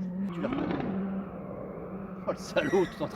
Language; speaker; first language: French; native; French